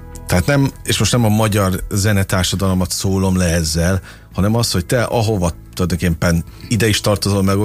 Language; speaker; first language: Hungarian; native; Hungarian